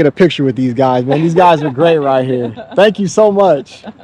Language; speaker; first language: English; native; English